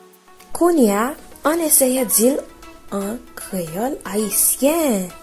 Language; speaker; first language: Haitian Creole; early bilingual, heritage; Haitian Creole